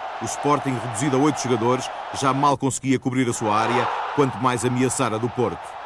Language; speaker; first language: Portuguese; native; Portuguese